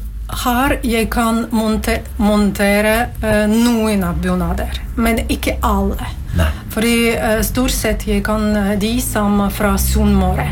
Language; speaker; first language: Norwegian; non-native, learner; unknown